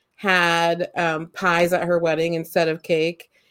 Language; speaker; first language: English; native; English